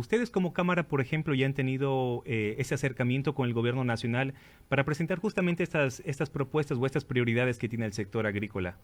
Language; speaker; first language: Spanish; native; Spanish